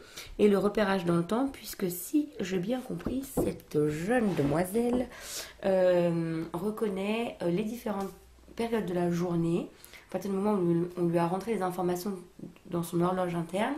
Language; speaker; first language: French; native; French